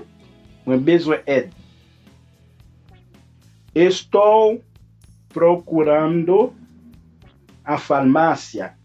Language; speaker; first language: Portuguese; non-native, fluent; Haitian Creole